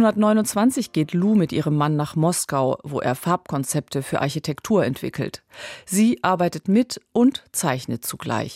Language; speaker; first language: German; native; German